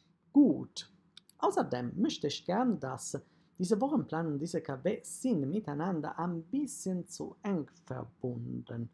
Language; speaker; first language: German; non-native, fluent; Italian